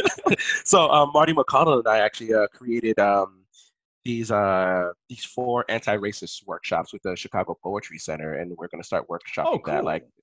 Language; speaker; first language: English; early bilingual, other home language; Haitian Creole